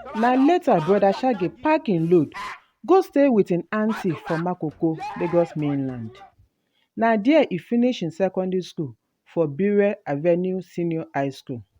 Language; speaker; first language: Nigerian Pidgin; native; Nigerian Pidgin